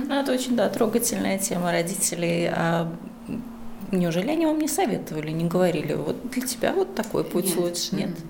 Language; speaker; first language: Russian; native; Russian